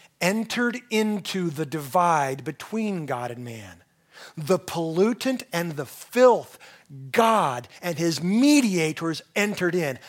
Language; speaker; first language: English; native; English